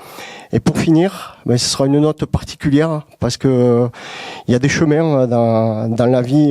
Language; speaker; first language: French; native; French